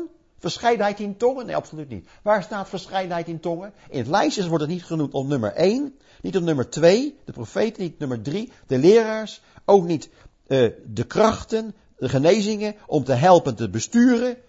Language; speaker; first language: Dutch; native; Dutch